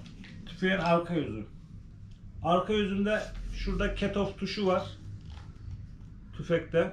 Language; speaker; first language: Turkish; native; Turkish